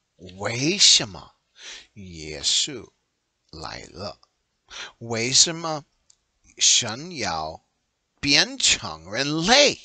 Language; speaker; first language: Chinese; non-native, learner; English